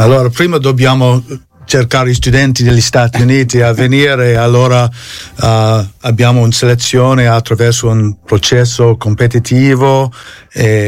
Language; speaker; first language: Italian; non-native, fluent; English